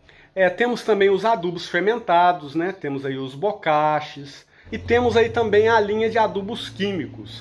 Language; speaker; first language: Portuguese; native; Portuguese